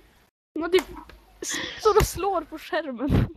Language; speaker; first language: Swedish; native; Swedish